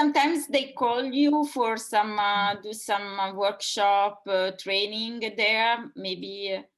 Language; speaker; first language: English; non-native, fluent; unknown